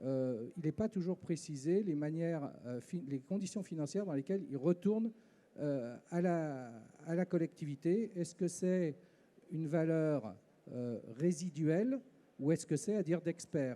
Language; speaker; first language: French; native; French